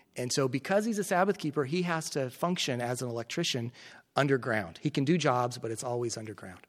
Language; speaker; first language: English; native; English